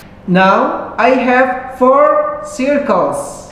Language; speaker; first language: English; non-native, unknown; Indonesian